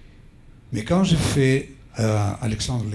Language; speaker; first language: French; non-native, fluent; Greek